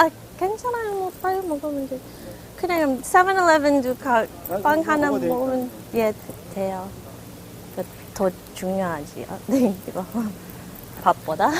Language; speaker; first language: Korean; early bilingual, heritage; English